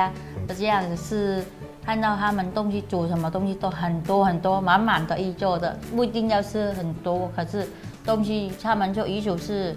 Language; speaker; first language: Chinese; non-native, learner; Vietnamese